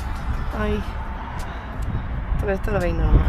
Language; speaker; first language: Italian; non-native, learner; Spanish